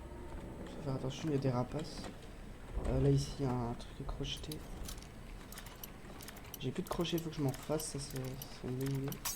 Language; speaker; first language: French; native; French